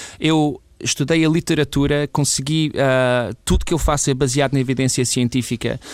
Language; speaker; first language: Portuguese; early bilingual, other home language; English